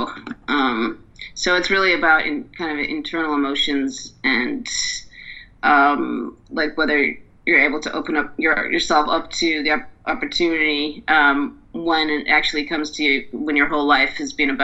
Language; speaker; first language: English; native; English